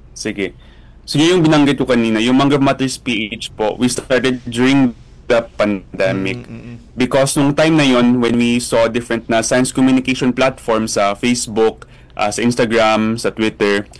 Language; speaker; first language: Filipino; non-native, local second language; Hiligaynon